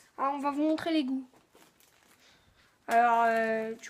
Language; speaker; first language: French; native; French